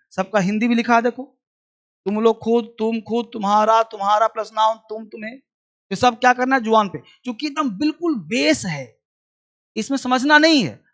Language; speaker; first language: Hindi; non-native, local second language; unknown